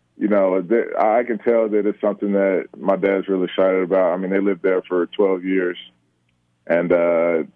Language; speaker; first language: English; native; English